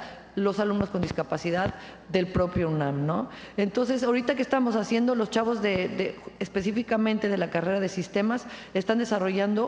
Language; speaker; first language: Spanish; native; Spanish